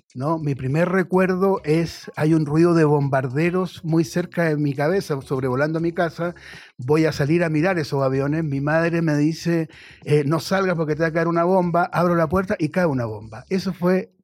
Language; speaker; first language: Spanish; native; Spanish